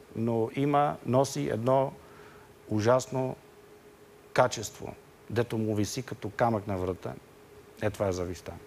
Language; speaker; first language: Bulgarian; non-native, fluent; Dutch